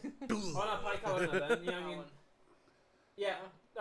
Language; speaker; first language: Welsh; native; Welsh